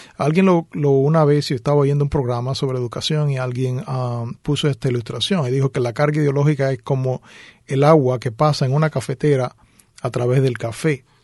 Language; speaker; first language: Spanish; native; Spanish